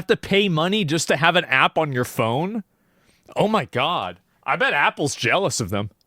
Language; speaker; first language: English; native; English